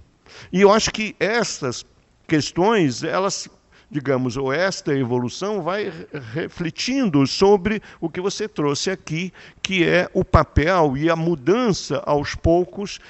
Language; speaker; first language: Portuguese; native; Portuguese